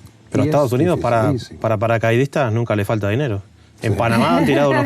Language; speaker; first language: Spanish; native; Spanish